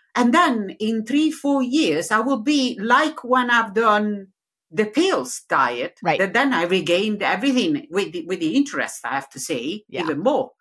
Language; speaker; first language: English; non-native, learner; Italian